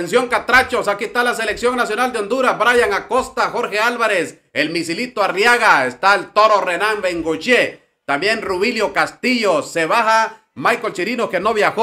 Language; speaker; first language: Spanish; native; Spanish